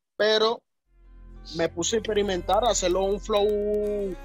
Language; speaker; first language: Spanish; native; Spanish